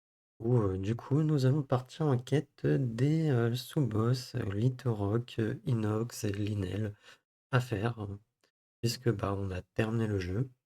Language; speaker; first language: French; native; French